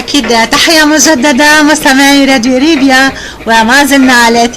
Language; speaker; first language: Arabic; native; Arabic